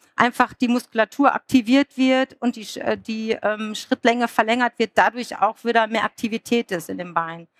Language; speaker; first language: German; native; German